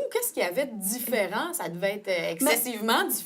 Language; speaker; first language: French; native; French